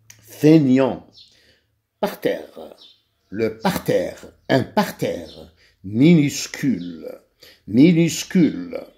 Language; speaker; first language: French; non-native, local second language; Arabic